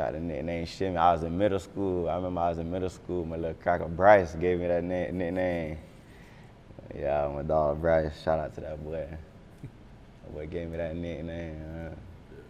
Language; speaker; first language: English; native; English